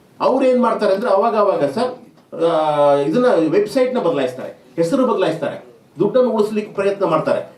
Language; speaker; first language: Kannada; native; Kannada